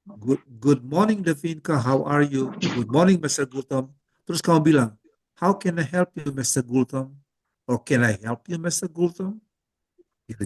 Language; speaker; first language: English; non-native, fluent; Indonesian